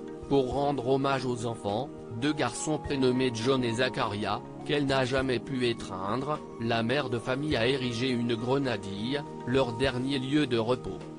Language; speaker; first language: French; native; French